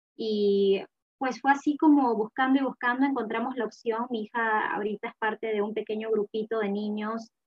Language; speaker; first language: Spanish; native; Spanish